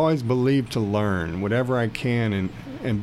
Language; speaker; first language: English; native; English